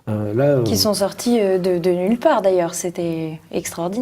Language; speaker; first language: French; native; French